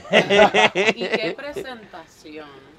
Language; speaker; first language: Spanish; native; Spanish